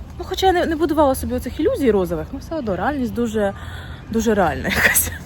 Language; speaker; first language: Ukrainian; native; Ukrainian